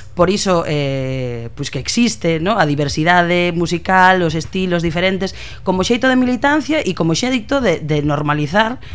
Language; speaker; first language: Galician; non-native, local second language; Spanish